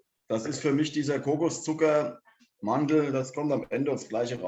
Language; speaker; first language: German; native; German